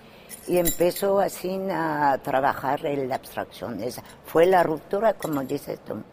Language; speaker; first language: Spanish; non-native, fluent; French